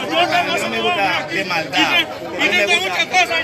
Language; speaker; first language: Spanish; non-native, learner; Haitian Creole